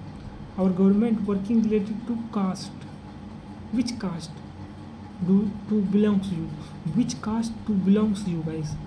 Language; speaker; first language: English; non-native, learner; Hindi